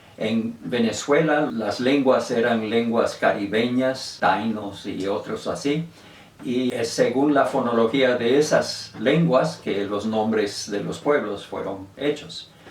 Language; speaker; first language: Spanish; non-native, local second language; English